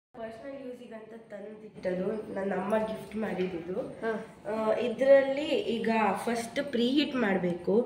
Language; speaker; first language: Kannada; non-native, local second language; Konkani